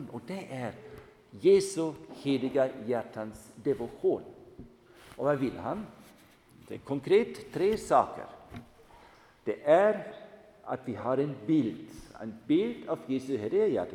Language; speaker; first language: Swedish; non-native, fluent; German